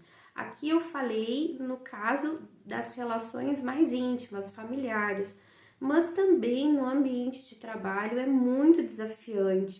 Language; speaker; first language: Portuguese; native; Portuguese